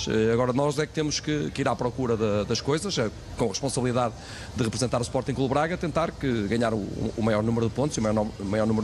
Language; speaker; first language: Portuguese; native; Portuguese